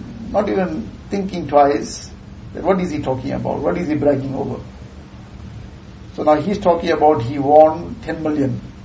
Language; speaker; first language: English; early bilingual, other home language; Urdu